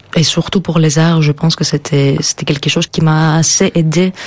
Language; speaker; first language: French; non-native, fluent; Greek